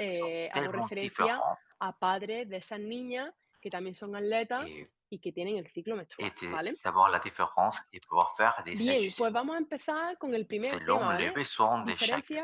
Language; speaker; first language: French; non-native, learner; Spanish